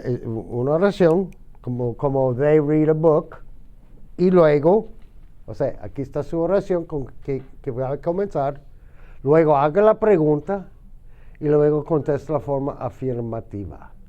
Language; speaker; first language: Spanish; non-native, fluent; English